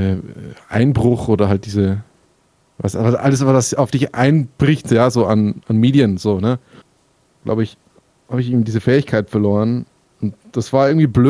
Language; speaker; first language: German; native; German